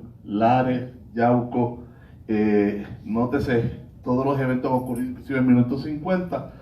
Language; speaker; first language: Spanish; native; Spanish